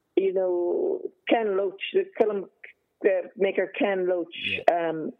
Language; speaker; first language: English; native; English